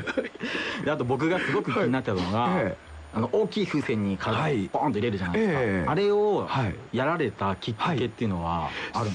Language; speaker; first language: Japanese; native; Japanese